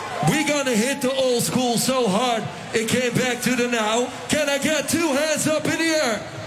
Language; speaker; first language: English; non-native, fluent; Dutch